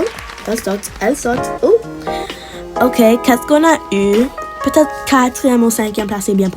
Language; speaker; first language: French; non-native, learner; English